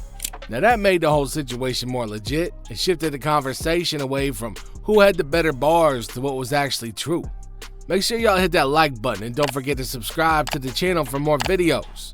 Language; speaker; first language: English; native; English